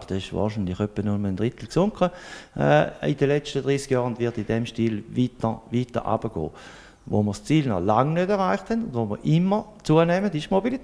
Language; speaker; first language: German; native; German